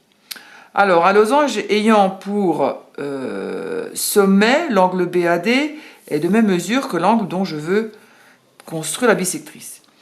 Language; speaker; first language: French; native; French